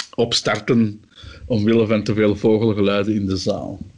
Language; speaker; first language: Dutch; native; Dutch